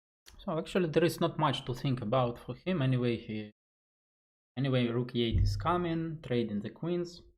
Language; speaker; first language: English; non-native, fluent; Russian